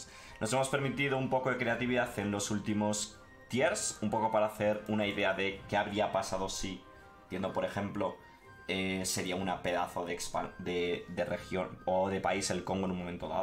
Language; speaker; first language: Spanish; native; Spanish